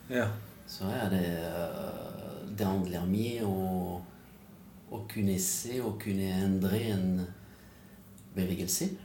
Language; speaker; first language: Norwegian; non-native, fluent; French